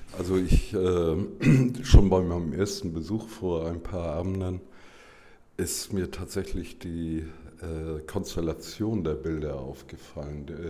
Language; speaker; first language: German; native; German